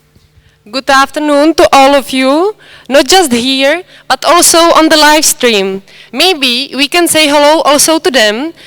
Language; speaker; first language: English; non-native, fluent; Czech